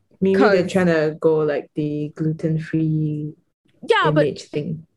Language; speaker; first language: English; native; English